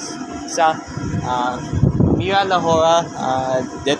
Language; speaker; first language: Spanish; non-native, learner; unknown